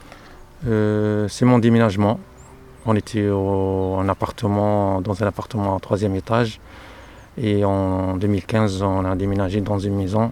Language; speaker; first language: French; non-native, local second language; Arabic